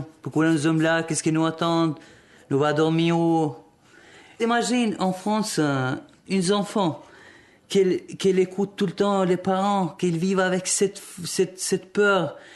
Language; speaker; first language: French; non-native, learner; Albanian